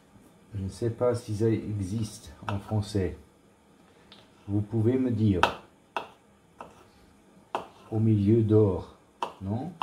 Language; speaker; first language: French; non-native, learner; German